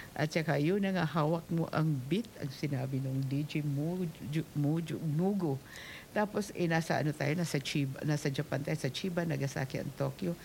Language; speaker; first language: Filipino; native; Filipino